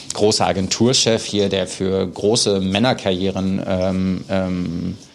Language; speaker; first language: German; native; German